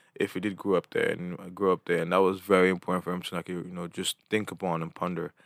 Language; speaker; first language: English; non-native, local second language; Igbo